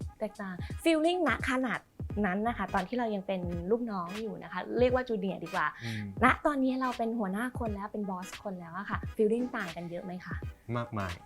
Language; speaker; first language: Thai; native; Thai